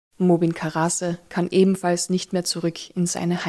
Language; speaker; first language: German; native; German